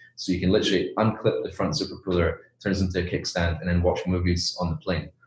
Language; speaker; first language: English; native; English